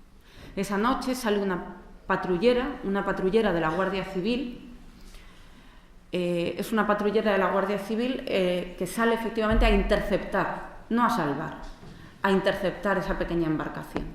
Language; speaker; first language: Spanish; native; Spanish